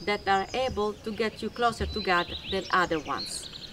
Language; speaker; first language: English; non-native, fluent; Italian